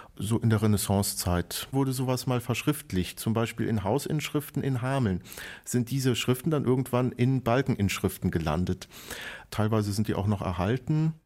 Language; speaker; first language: German; native; German